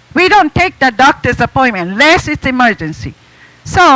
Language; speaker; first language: English; non-native, fluent; Japanese